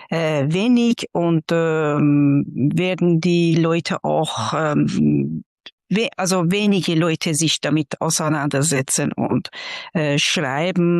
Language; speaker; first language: German; non-native, fluent; Persian